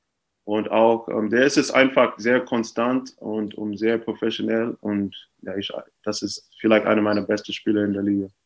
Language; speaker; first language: German; non-native, fluent; English